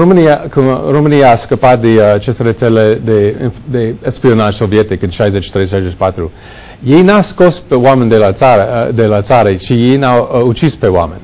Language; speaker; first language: Romanian; non-native, fluent; English